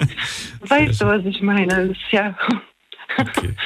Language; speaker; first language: German; non-native, fluent; Polish